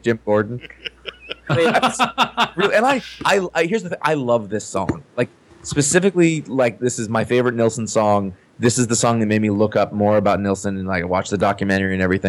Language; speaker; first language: English; native; English